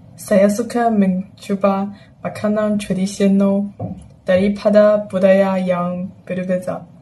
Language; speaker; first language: Indonesian; non-native, learner; Chinese